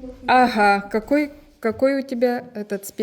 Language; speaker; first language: Russian; native; Russian